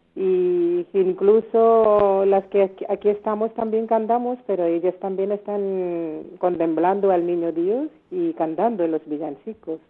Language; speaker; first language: Spanish; non-native, learner; Malayalam